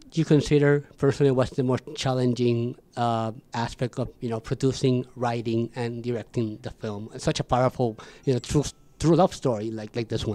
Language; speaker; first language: English; non-native, fluent; Spanish